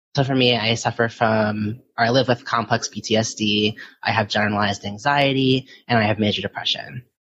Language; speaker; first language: English; early bilingual, other home language; Filipino